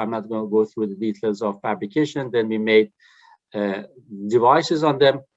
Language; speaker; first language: English; non-native, fluent; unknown